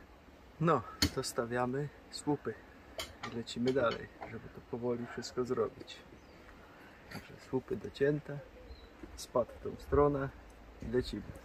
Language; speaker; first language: Polish; native; Polish